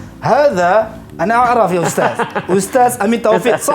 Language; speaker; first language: Arabic; non-native, fluent; Malay